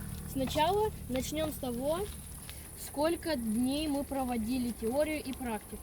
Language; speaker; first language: Russian; early bilingual, other home language; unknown